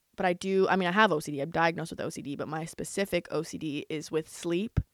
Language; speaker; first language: English; native; English